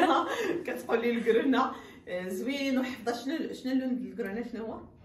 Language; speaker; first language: Arabic; native; Arabic